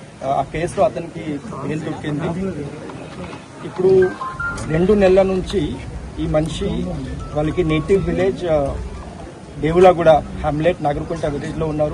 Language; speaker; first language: Telugu; non-native, learner; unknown